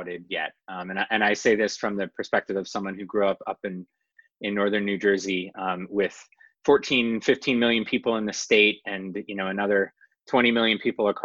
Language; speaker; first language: English; native; English